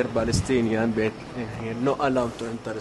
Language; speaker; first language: English; non-native, learner; Arabic